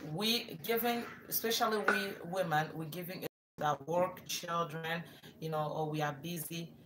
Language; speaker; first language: English; non-native, fluent; Lingala